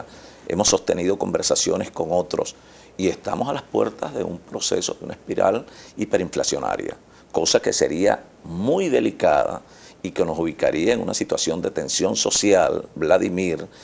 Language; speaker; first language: Spanish; native; Spanish